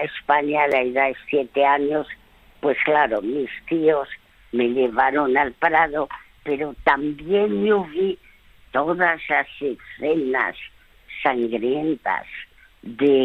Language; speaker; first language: Spanish; early bilingual, other home language; French